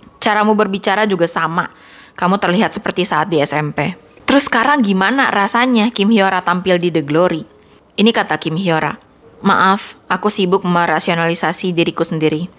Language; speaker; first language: Indonesian; native; Indonesian